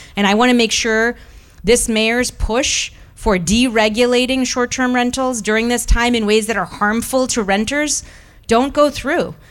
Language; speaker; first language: English; early bilingual, other home language; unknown